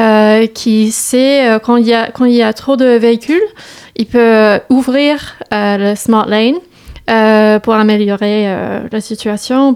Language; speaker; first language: French; non-native, learner; English